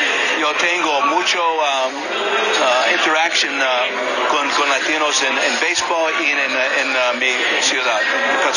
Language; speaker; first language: Spanish; non-native, learner; English